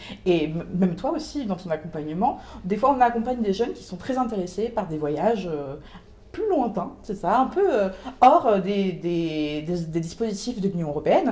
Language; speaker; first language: French; non-native, fluent; English